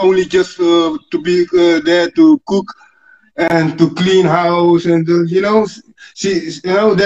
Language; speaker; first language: English; non-native, fluent; Dutch